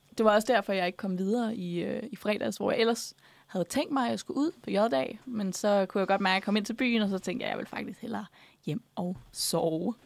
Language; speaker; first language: Danish; native; Danish